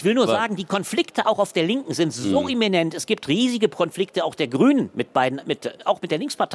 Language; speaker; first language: German; native; German